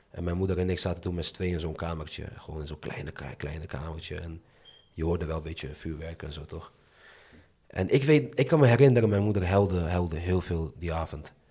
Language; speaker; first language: Dutch; early bilingual, other home language; Azerbaijani